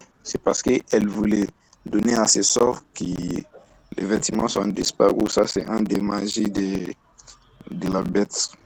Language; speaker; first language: French; non-native, learner; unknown